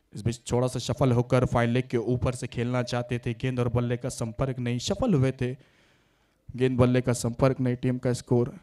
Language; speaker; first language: Hindi; non-native, local second language; Marathi